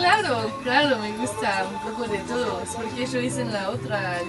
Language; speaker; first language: Spanish; non-native, learner; French